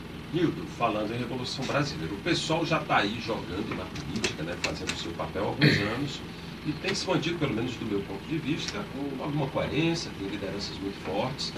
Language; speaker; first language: Portuguese; native; Portuguese